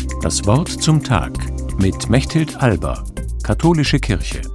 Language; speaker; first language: German; native; German